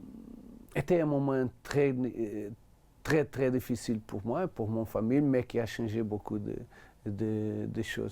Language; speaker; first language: French; non-native, learner; Portuguese